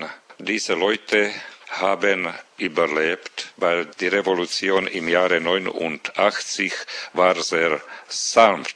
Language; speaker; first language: German; non-native, fluent; Slovak